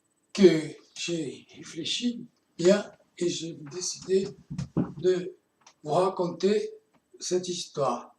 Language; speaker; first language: French; non-native, fluent; Portuguese